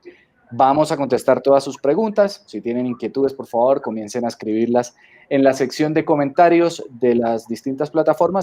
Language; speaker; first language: Spanish; native; Spanish